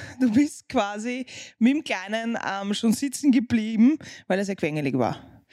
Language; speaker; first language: German; native; German